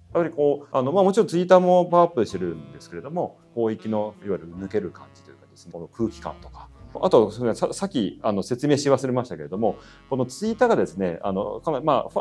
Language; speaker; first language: Japanese; native; Japanese